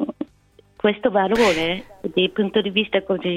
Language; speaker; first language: Italian; non-native, fluent; Japanese